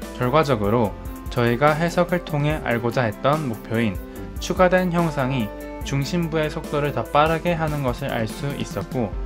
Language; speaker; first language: Korean; native; Korean